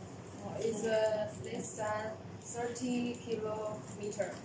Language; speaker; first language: English; non-native, learner; Chinese